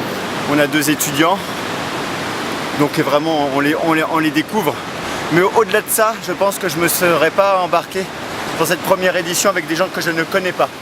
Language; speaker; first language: French; native; French